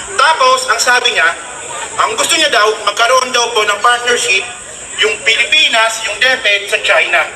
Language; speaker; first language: Filipino; non-native, local second language; Hiligaynon